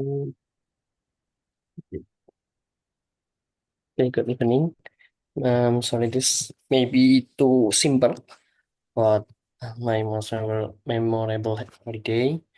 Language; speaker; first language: English; non-native, learner; Indonesian